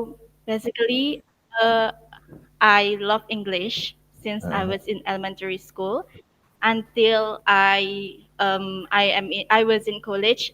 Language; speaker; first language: English; non-native, learner; Indonesian